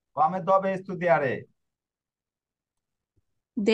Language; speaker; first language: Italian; non-native, fluent; Bangla